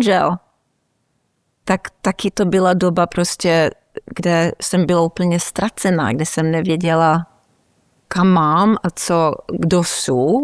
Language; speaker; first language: Czech; early bilingual, heritage; Czech